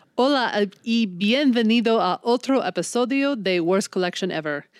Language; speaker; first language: Spanish; non-native, learner; English